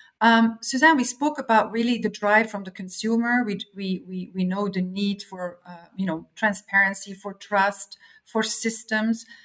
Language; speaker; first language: English; non-native, fluent; Dutch